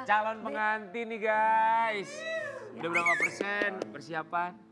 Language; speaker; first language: Indonesian; native; Indonesian